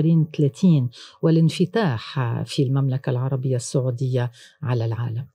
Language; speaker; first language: Arabic; native; Arabic